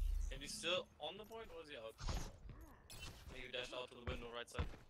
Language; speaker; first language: English; non-native, fluent; German